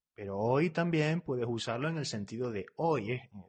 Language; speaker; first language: Spanish; native; Spanish